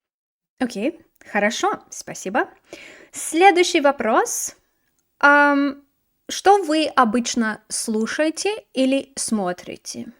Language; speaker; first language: Russian; non-native, fluent; English